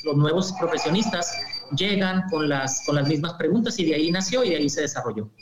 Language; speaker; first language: Spanish; native; Spanish